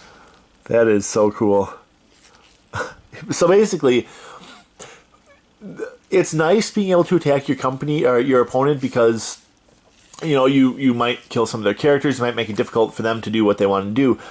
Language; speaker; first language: English; native; English